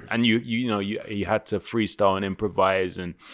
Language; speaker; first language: English; native; English